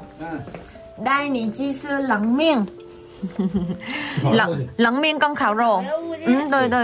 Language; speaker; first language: Chinese; non-native, fluent; Vietnamese